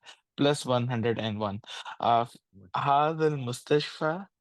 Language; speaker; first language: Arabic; non-native, learner; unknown